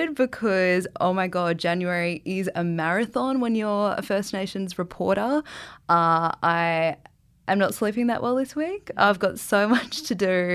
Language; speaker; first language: English; native; English